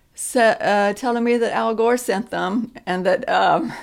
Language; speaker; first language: English; native; English